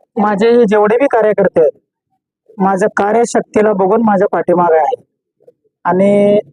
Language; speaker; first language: Marathi; non-native, local second language; Lambadi